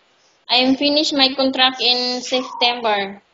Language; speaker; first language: English; non-native, learner; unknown